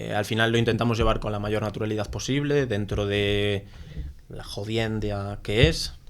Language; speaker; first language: Spanish; native; Spanish